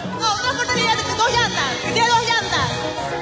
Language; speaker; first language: Spanish; native; Spanish